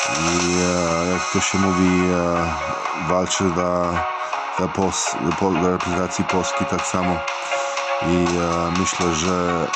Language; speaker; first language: Polish; early bilingual, heritage; Polish